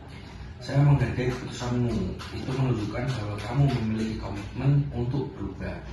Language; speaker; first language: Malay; non-native, fluent; Indonesian